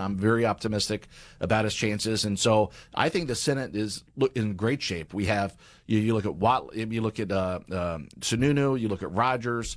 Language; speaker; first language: English; native; English